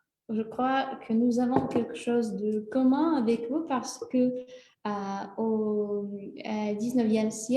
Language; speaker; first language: French; non-native, fluent; Russian